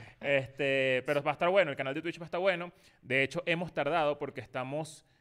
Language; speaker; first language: Spanish; native; Spanish